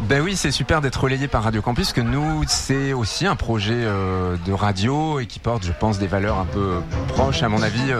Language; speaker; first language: French; native; French